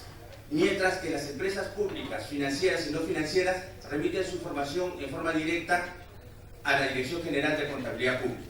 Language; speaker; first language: Spanish; native; Spanish